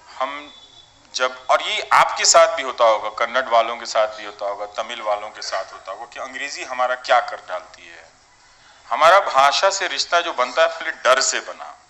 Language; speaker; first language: Hindi; non-native, local second language; Bhojpuri